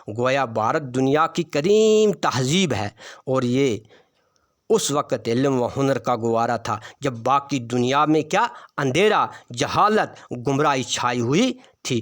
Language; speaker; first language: Urdu; non-native, local second language; Kashmiri